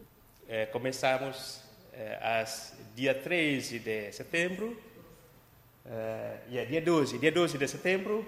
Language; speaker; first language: Portuguese; non-native, local second language; Tetum